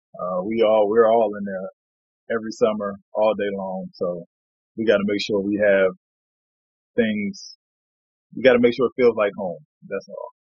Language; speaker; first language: English; native; English